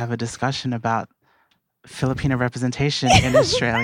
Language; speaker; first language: English; native; English